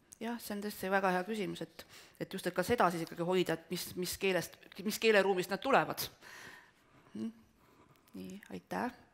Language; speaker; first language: Estonian; non-native, local second language; Russian